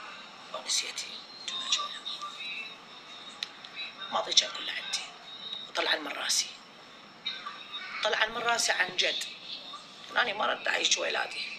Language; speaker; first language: Arabic; native; Arabic